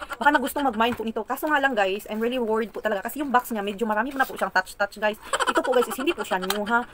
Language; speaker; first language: Filipino; native; Filipino